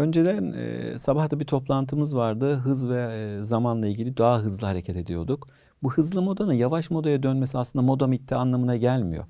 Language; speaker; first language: Turkish; native; Turkish